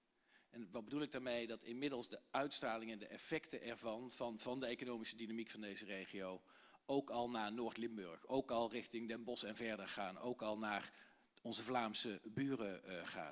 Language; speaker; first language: Dutch; native; Dutch